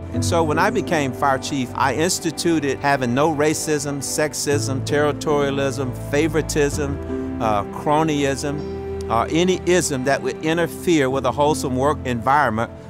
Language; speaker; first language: English; native; English